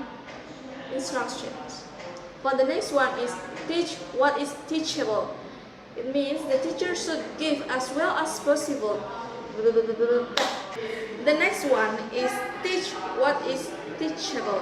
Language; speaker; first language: English; non-native, learner; Indonesian